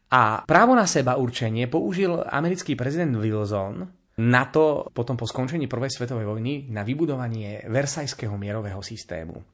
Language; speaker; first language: Slovak; native; Slovak